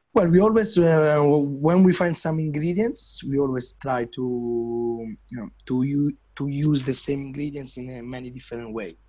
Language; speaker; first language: English; non-native, fluent; Italian